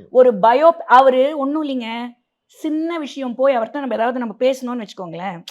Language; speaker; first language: Tamil; native; Tamil